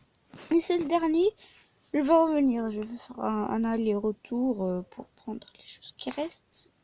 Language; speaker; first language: French; non-native, learner; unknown